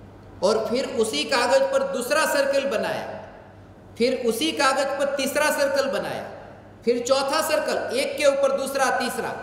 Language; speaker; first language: Hindi; non-native, local second language; Gujarati